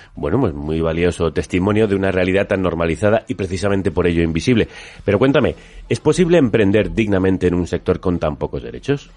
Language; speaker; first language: Spanish; native; Spanish